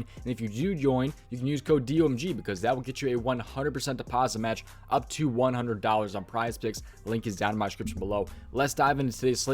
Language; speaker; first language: English; native; English